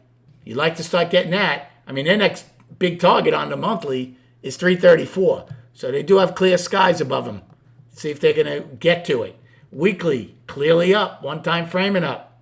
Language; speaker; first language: English; native; English